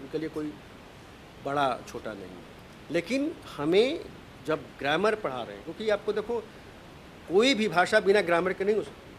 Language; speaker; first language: Hindi; native; Hindi